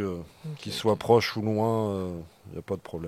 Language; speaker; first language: French; native; French